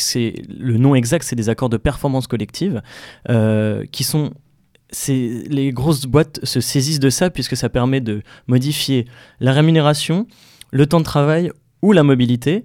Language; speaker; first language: French; native; French